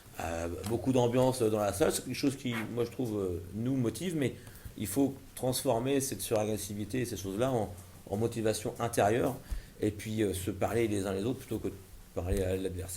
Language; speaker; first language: French; native; French